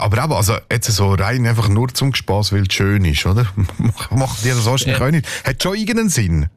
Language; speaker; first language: German; native; German